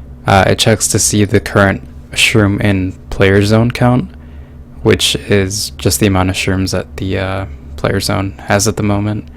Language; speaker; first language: English; native; English